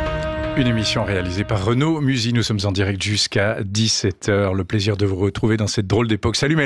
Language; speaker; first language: French; native; French